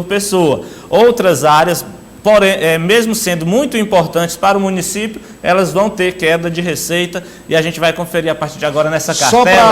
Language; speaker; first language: Portuguese; native; Portuguese